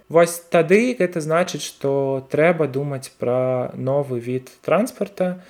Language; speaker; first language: Belarusian; non-native, local second language; Russian